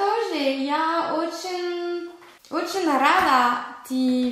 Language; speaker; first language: Russian; non-native, learner; French